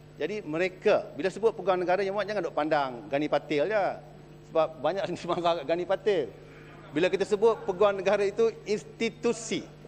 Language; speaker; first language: Malay; native; Malay